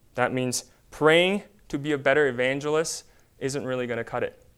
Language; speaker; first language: English; early bilingual, other home language; Korean